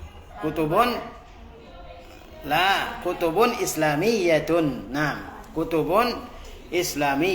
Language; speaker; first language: Arabic; non-native, fluent; Indonesian